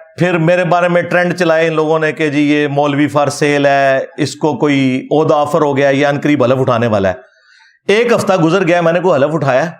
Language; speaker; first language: Urdu; non-native, local second language; Punjabi